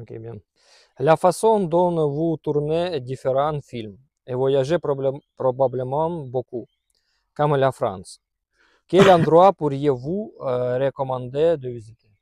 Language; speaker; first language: French; non-native, learner; Russian